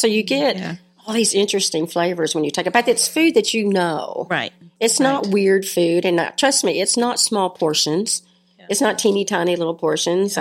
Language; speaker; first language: English; native; English